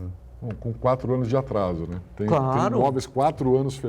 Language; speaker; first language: Portuguese; native; Portuguese